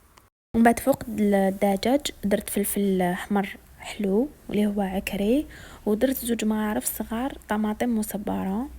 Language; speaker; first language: Arabic; native; Arabic